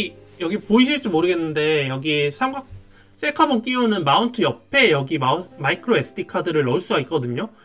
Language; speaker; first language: Korean; native; Korean